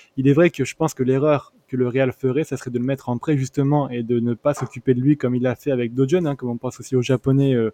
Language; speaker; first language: French; native; French